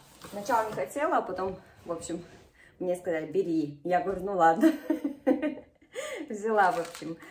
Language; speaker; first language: Russian; native; Russian